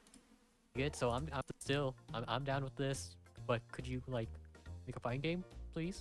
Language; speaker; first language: English; native; English